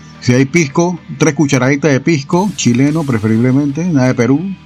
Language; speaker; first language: Spanish; native; Spanish